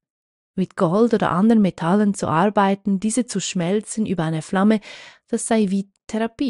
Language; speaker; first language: German; native; German